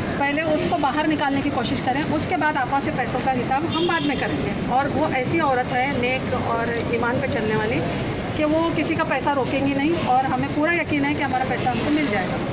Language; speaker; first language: Hindi; non-native, local second language; Urdu